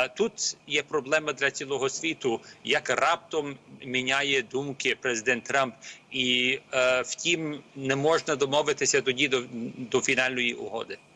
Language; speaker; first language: Ukrainian; early bilingual, heritage; Ukrainian